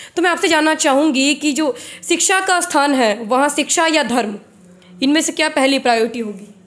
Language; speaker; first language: Hindi; native; Hindi